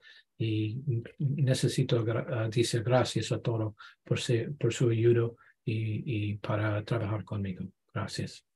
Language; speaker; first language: Spanish; non-native, learner; English